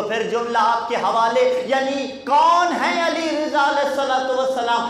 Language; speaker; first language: Urdu; non-native, local second language; Punjabi